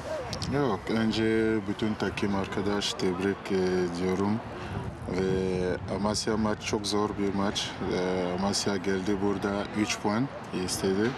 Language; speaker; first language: Turkish; non-native, learner; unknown